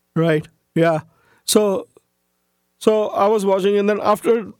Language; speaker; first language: English; non-native, local second language; Urdu